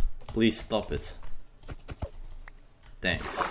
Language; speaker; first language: English; non-native, fluent; Dutch